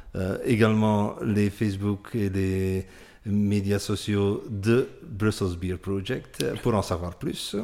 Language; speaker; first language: French; non-native, local second language; Dutch